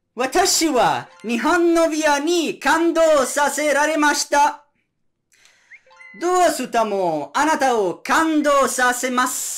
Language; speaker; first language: Japanese; non-native, learner; Italian